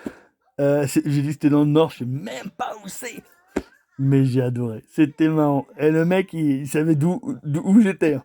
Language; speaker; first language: French; native; French